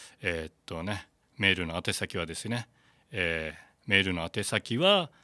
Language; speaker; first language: Japanese; native; Japanese